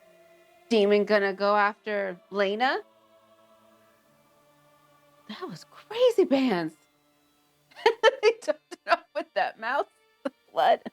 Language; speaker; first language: English; native; English